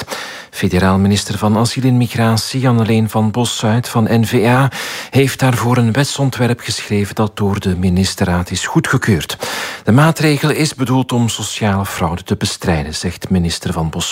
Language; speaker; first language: Dutch; native; Dutch